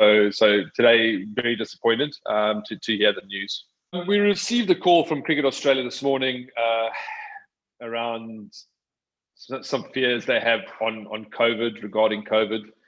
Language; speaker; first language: English; native; English